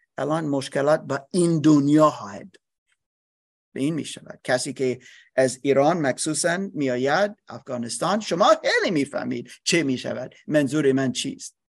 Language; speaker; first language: Persian; non-native, learner; English